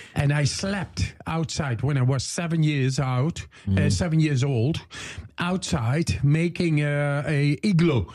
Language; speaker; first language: English; non-native, fluent; Dutch